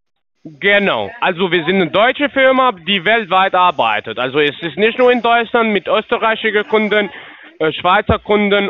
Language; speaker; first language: German; non-native, learner; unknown